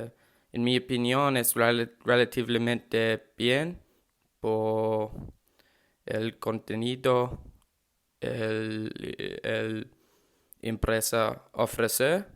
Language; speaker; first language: Spanish; non-native, learner; English